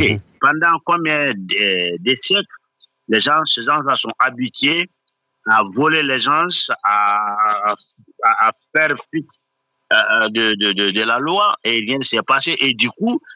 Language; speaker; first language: French; non-native, local second language; Bambara